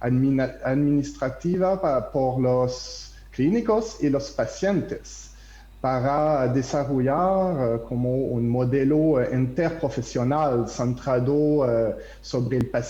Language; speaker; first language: Spanish; non-native, learner; French